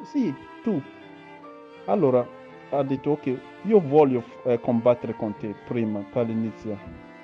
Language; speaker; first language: Italian; non-native, learner; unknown